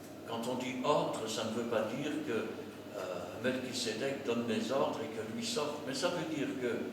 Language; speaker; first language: French; native; French